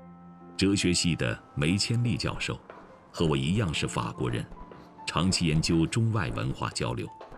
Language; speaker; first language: Chinese; native; Chinese